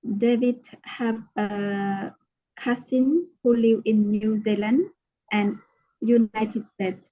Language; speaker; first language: English; non-native, learner; Khmer